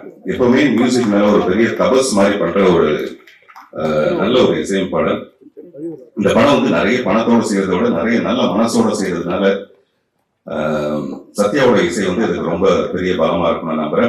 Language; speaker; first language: Tamil; native; Tamil